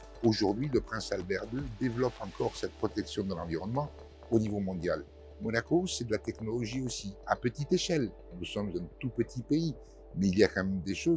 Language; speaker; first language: French; native; French